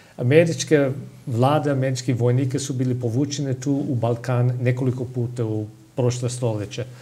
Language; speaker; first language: Serbian; non-native, fluent; English